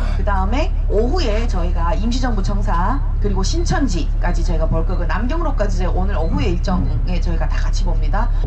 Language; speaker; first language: Korean; early bilingual, heritage; Korean